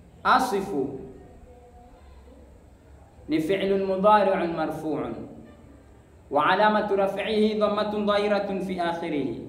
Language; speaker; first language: Arabic; non-native, fluent; Swahili